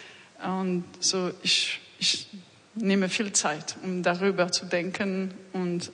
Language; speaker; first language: German; non-native, fluent; French